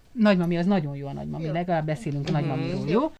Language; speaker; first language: Hungarian; native; Hungarian